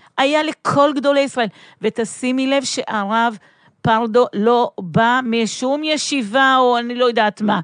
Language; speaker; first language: Hebrew; native; Hebrew